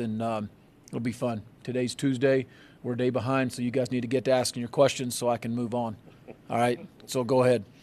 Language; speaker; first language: English; native; English